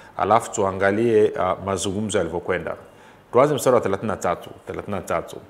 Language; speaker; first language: Swahili; native; Swahili